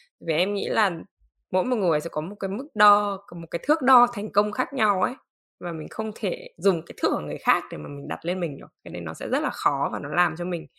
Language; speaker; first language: Vietnamese; native; Vietnamese